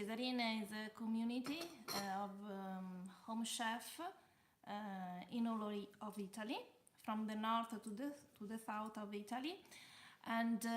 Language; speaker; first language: English; non-native, learner; Italian